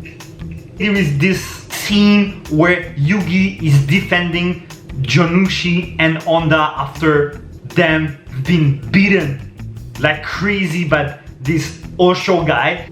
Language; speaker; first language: English; non-native, fluent; French